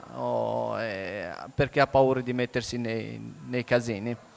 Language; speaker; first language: Italian; early bilingual, other home language; Persian